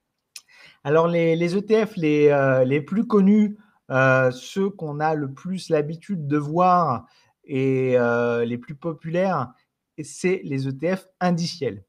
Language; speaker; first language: French; native; French